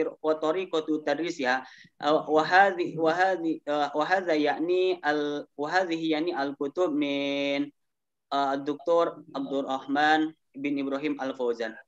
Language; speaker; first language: Arabic; non-native, learner; Indonesian